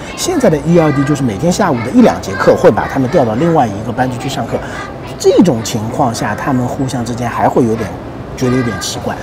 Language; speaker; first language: Chinese; native; Chinese